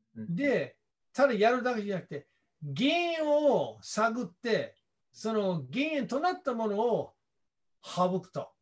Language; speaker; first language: Japanese; non-native, fluent; English